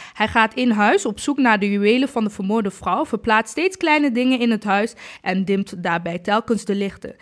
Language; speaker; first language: Dutch; early bilingual, other home language; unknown